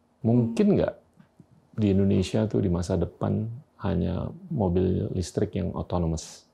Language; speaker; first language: Indonesian; native; Indonesian